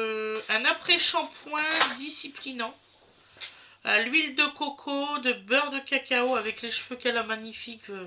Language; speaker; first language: French; native; French